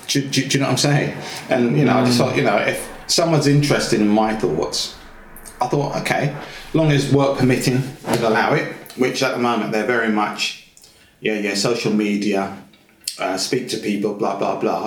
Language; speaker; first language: English; native; English